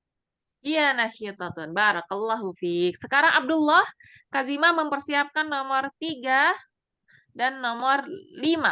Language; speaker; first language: Indonesian; native; Indonesian